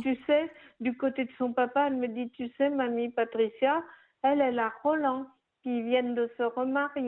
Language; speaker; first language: French; native; French